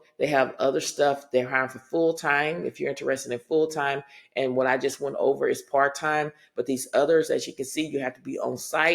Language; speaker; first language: English; native; English